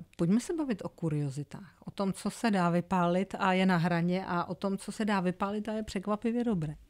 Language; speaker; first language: Czech; native; Czech